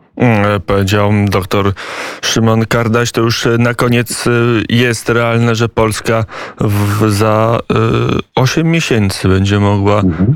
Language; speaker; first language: Polish; native; Polish